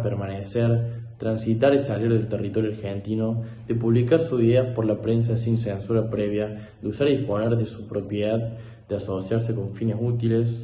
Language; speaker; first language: Spanish; native; Spanish